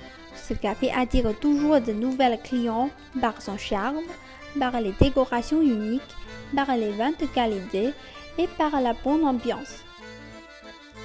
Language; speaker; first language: French; non-native, fluent; Chinese